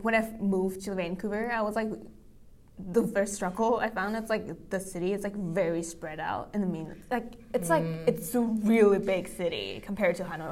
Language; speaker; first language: English; non-native, fluent; Vietnamese